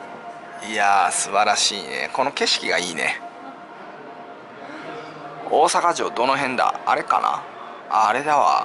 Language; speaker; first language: Japanese; native; Japanese